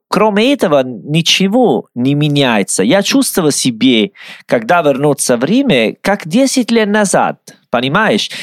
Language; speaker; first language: Russian; non-native, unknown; Italian